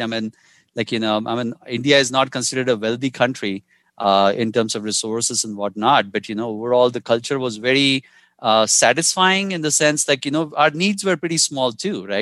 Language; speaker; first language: English; non-native, local second language; Hindi